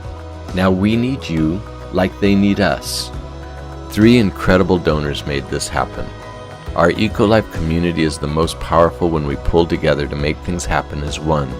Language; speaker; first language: English; native; English